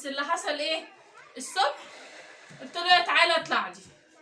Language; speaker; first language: Arabic; native; Arabic